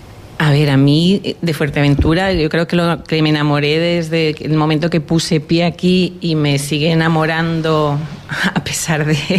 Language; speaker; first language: Spanish; native; Spanish